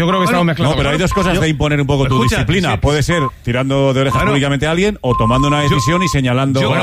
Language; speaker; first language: Spanish; native; Spanish